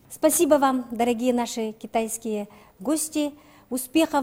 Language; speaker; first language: Russian; native; Russian